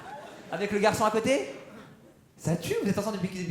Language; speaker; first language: French; native; French